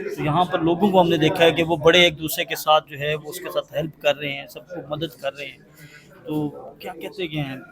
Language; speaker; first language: Urdu; non-native, local second language; Pashto